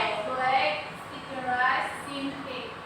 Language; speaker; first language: English; non-native, learner; Indonesian